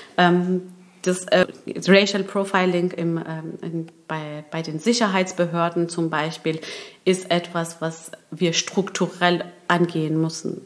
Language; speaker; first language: German; early bilingual, other home language; Persian